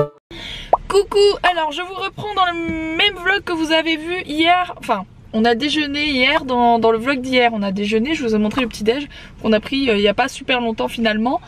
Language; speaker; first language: French; native; French